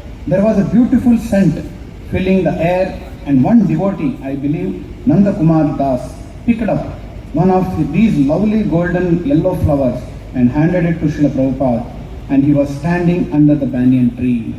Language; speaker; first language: English; non-native, local second language; Telugu